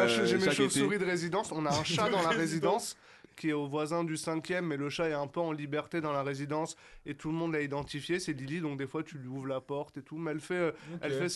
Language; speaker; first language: French; native; French